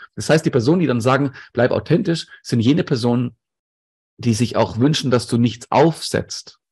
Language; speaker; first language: German; non-native, local second language; Greek